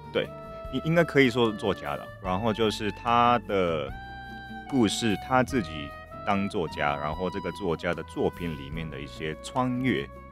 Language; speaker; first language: Chinese; non-native, fluent; Japanese